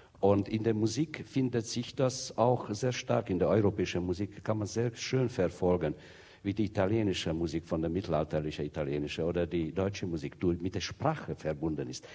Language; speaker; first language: German; non-native, fluent; Hungarian